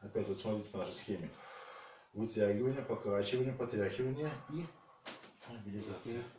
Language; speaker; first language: Russian; native; Russian